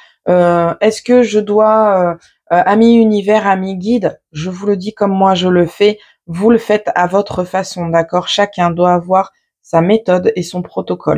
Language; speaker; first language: French; native; French